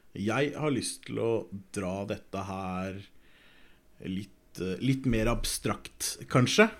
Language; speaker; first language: Norwegian; native; Norwegian